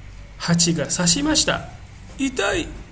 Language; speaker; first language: Japanese; non-native, fluent; Indonesian